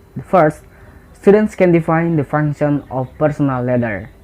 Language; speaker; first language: English; non-native, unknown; Indonesian